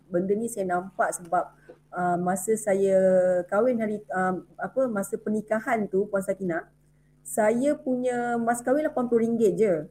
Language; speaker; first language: Malay; native; Malay